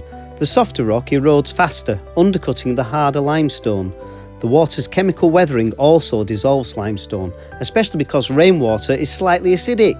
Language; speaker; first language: English; native; English